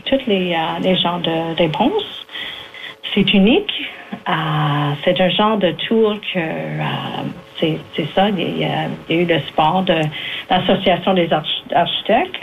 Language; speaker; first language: French; native; French